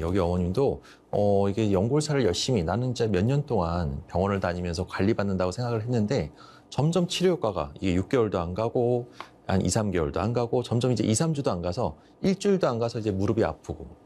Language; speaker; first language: Korean; native; Korean